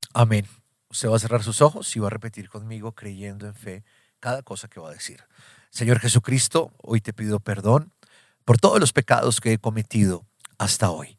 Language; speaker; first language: Spanish; native; Spanish